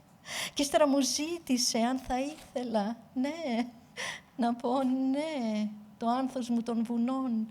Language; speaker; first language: Greek; native; Greek